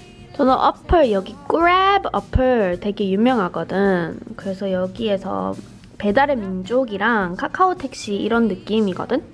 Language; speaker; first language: Korean; non-native, fluent; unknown